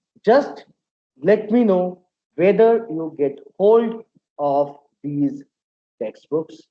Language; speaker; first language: English; non-native, local second language; Bangla